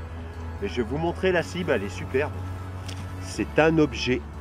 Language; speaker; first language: French; native; French